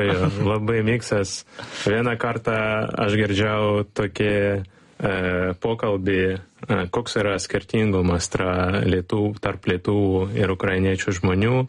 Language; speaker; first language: Lithuanian; non-native, learner; Ukrainian